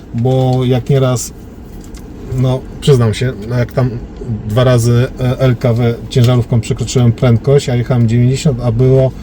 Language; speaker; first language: Polish; native; Polish